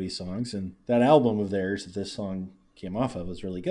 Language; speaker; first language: English; native; English